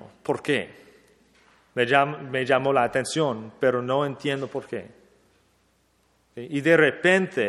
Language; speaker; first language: Spanish; non-native, fluent; English